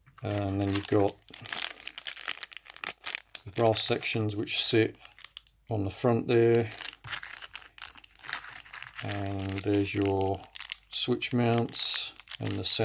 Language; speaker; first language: English; native; English